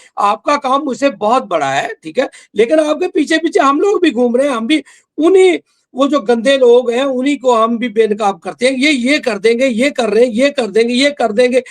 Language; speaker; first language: Urdu; non-native, local second language; Punjabi